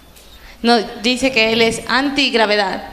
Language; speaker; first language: Spanish; native; Spanish